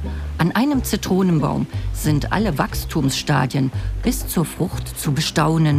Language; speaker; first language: German; native; German